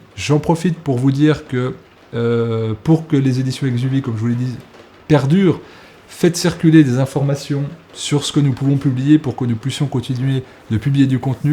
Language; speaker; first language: French; native; French